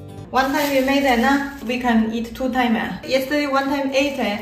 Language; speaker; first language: English; non-native, learner; Korean